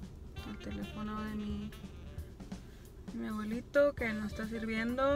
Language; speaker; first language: Spanish; early bilingual, heritage; Spanish